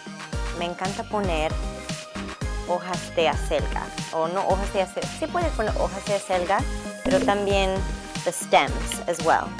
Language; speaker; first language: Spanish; early bilingual, heritage; English